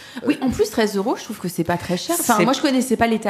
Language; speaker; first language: French; native; French